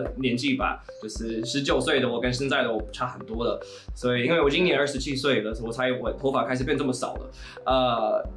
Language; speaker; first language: Chinese; non-native, fluent; English